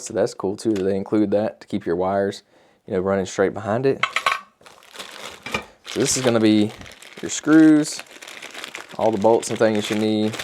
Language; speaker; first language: English; native; English